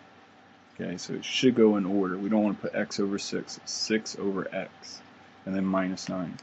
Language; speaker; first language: English; native; English